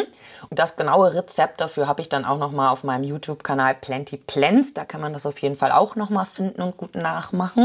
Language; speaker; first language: German; native; German